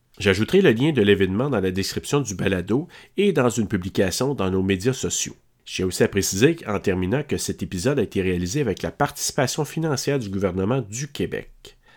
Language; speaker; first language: French; native; French